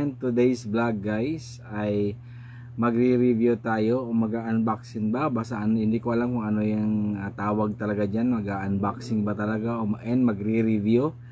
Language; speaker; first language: Filipino; non-native, local second language; Cebuano